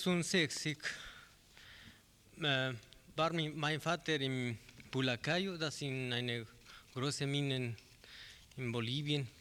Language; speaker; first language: German; non-native, learner; Spanish